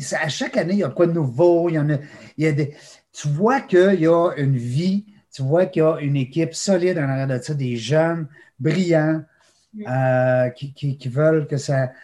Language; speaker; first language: French; native; French